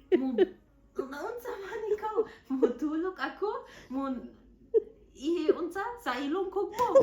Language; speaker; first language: Cebuano; non-native, learner; German